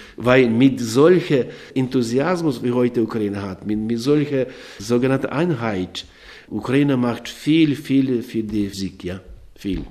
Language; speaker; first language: German; non-native, learner; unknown